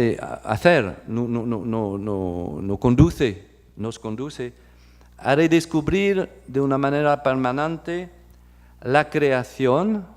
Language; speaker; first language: Spanish; non-native, fluent; French